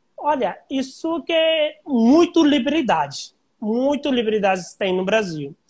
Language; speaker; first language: Portuguese; non-native, learner; Hindi